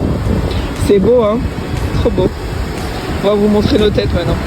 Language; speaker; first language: French; native; French